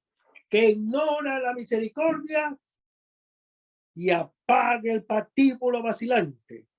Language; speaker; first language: Spanish; native; Spanish